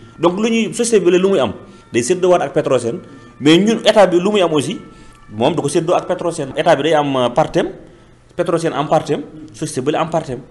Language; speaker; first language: Wolof; native; Wolof